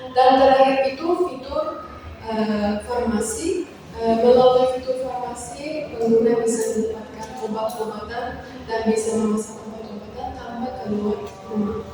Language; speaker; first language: Indonesian; non-native, learner; Uzbek